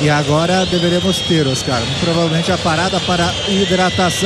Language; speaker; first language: Portuguese; native; Portuguese